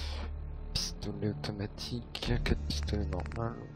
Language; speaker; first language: French; native; French